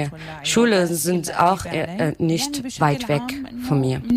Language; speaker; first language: German; non-native, learner; Arabic